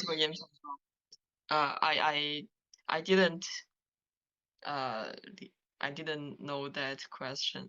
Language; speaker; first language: English; non-native, learner; Chinese